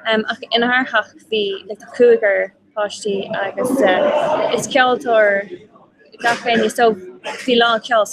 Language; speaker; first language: Irish; non-native, local second language; English